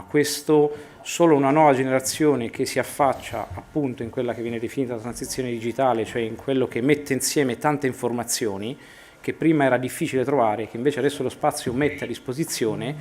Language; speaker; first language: Italian; native; Italian